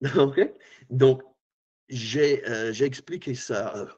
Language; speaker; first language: French; non-native, learner; English